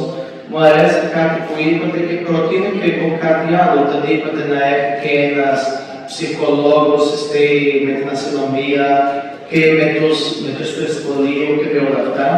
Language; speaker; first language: Greek; non-native, fluent; Portuguese